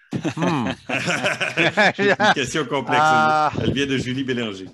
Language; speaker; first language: French; native; French